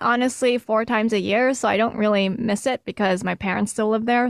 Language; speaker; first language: English; native; English